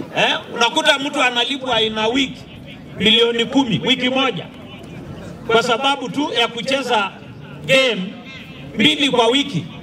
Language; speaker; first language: Swahili; non-native, local second language; Masai